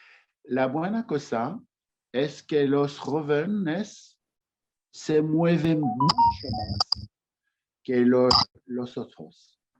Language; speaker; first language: Spanish; non-native, fluent; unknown